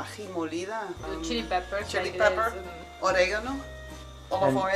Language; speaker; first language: English; non-native, learner; Spanish